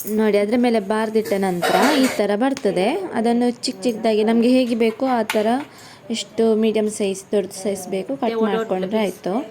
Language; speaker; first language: Kannada; non-native, local second language; Konkani